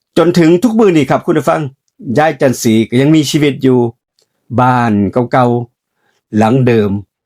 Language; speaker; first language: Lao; native; Lao